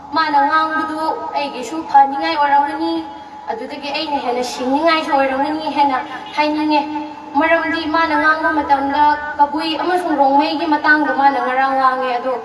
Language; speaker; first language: Manipuri; non-native, local second language; Tangkhul Naga (India)